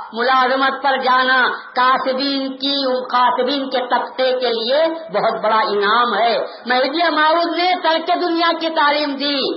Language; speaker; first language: Urdu; native; Urdu